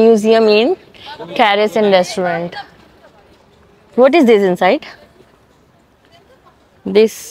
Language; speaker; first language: English; non-native, learner; Hindi